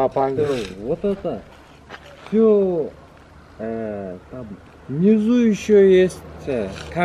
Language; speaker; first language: Russian; non-native, local second language; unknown